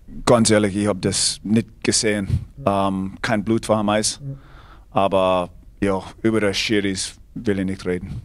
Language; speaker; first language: German; non-native, fluent; English